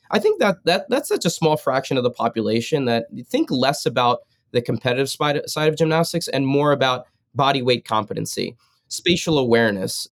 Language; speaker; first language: English; native; English